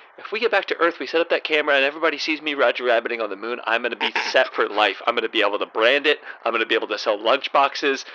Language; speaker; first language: English; native; English